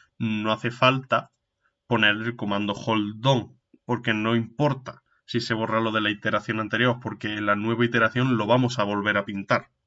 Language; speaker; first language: Spanish; native; Spanish